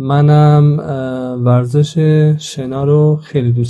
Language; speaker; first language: Persian; non-native, fluent; Central Kurdish